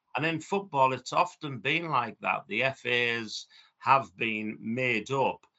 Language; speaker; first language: English; native; English